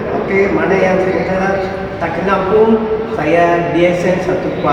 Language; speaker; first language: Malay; non-native, local second language; Tamil